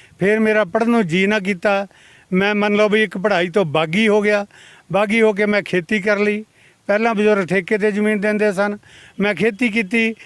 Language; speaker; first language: Punjabi; native; Punjabi